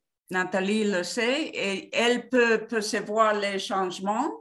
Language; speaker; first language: French; non-native, learner; Spanish